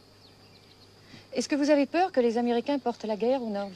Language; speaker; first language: French; native; French